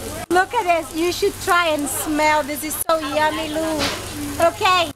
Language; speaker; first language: English; native; English